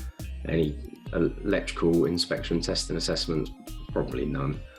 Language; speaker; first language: English; native; English